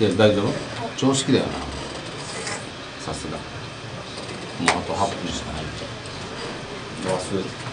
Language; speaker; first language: Japanese; native; Japanese